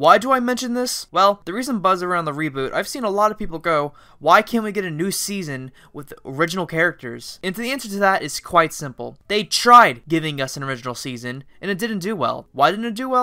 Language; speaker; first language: English; native; English